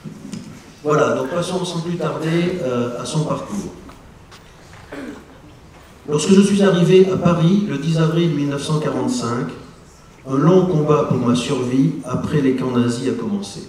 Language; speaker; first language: French; native; French